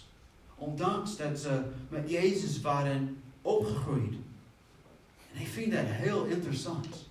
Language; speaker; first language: Dutch; non-native, fluent; English